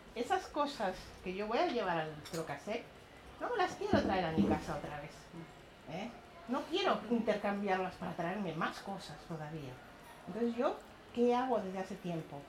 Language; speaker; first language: Spanish; native; Spanish